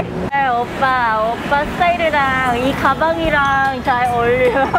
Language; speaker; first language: Korean; non-native, fluent; Thai